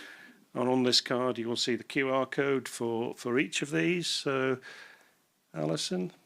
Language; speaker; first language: English; native; English